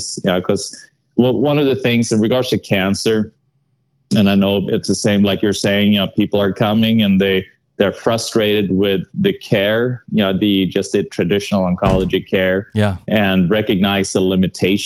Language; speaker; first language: English; non-native, fluent; Swedish